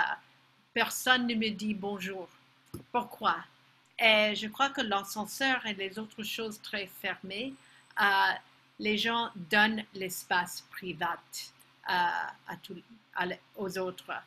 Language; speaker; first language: French; non-native, fluent; English